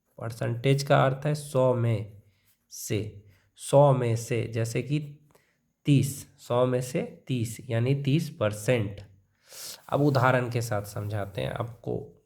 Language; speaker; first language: Hindi; native; Hindi